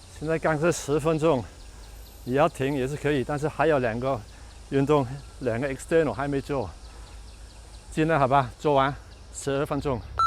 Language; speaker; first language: Chinese; non-native, local second language; Cantonese